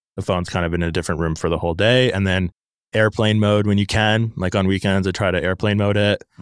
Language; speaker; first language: English; native; English